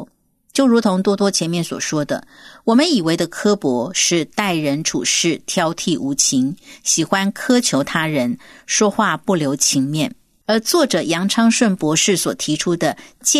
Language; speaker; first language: Chinese; native; Chinese